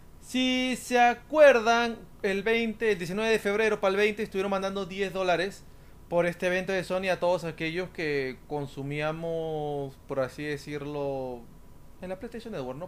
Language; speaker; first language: Spanish; native; Spanish